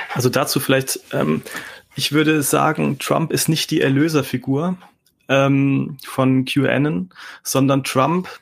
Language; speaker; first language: German; native; German